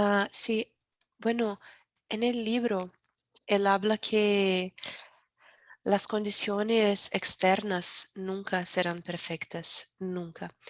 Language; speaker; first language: Spanish; non-native, learner; Portuguese